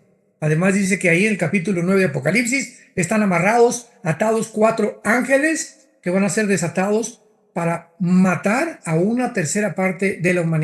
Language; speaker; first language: Spanish; native; Spanish